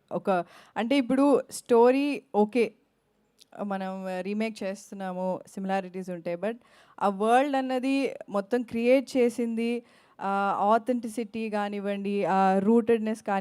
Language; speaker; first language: Telugu; native; Telugu